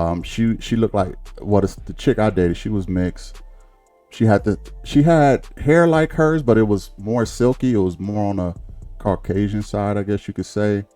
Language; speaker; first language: English; native; English